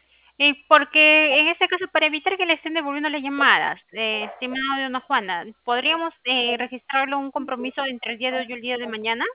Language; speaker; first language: Spanish; native; Spanish